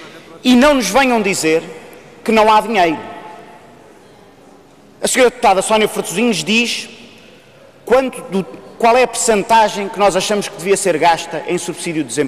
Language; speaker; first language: Portuguese; native; Portuguese